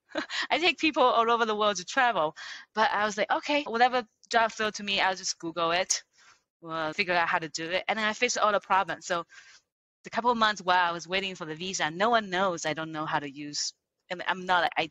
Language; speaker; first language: English; non-native, fluent; Chinese